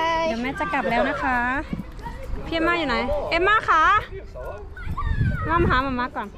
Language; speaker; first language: Thai; native; Thai